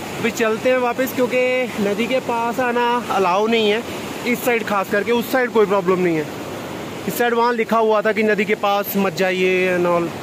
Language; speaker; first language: Hindi; non-native, local second language; Punjabi